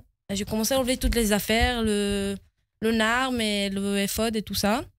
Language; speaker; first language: French; early bilingual, heritage; Hebrew